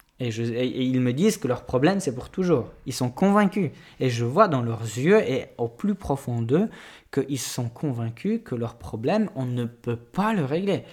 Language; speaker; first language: French; non-native, fluent; Polish